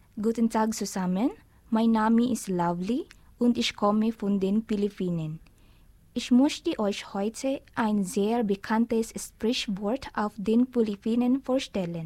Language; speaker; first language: German; non-native, learner; Filipino